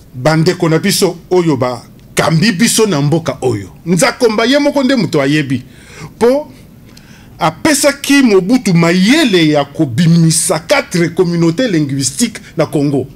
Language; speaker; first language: Lingala; non-native, local second language; Luba-Lulua